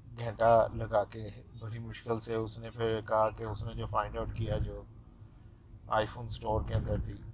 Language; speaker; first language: Urdu; native; Urdu